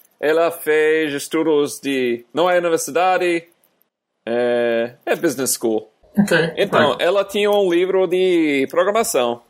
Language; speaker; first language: Portuguese; non-native, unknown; English